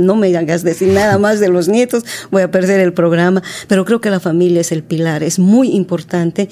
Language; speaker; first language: Spanish; native; Spanish